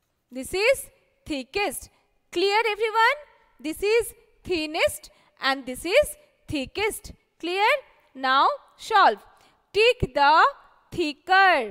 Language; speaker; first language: English; non-native, local second language; Bangla